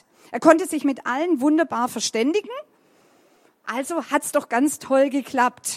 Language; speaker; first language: German; native; German